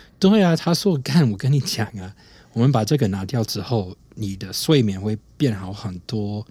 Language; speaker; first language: Chinese; non-native, fluent; English